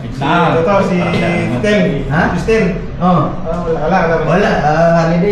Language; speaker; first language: Filipino; non-native, local second language; Hiligaynon